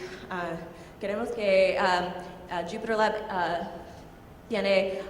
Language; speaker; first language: Spanish; non-native, learner; English